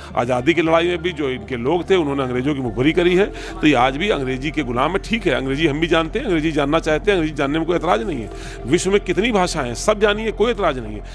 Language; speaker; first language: Hindi; native; Hindi